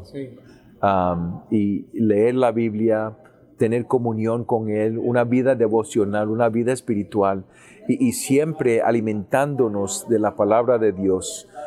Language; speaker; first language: Spanish; early bilingual, heritage; English